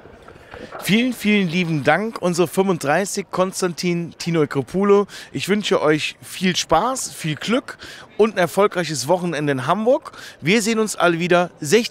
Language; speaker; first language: German; native; German